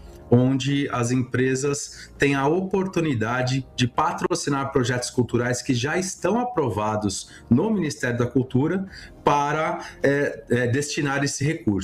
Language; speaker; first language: Portuguese; native; Portuguese